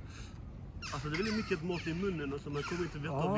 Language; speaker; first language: Swedish; early bilingual, other home language; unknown